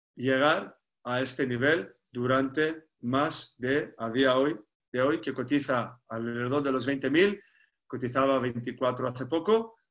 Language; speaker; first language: Spanish; non-native, fluent; Greek